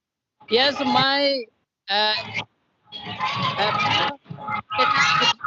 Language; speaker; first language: English; non-native, learner; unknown